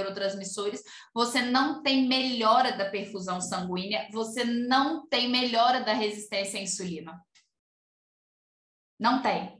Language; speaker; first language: Portuguese; native; Portuguese